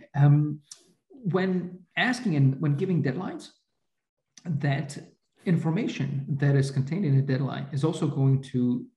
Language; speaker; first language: English; non-native, fluent; Slovak